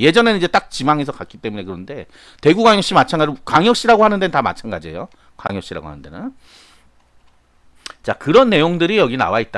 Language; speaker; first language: Korean; native; Korean